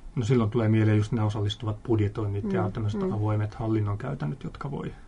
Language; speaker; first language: Finnish; native; Finnish